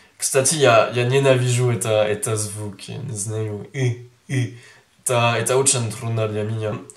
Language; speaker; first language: Russian; non-native, learner; French